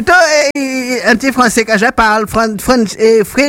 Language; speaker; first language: French; native; French